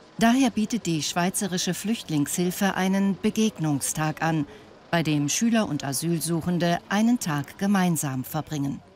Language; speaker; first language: German; native; German